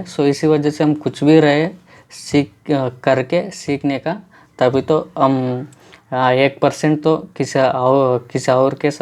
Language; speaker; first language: Hindi; non-native, local second language; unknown